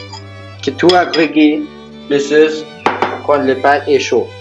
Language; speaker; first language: French; non-native, learner; Spanish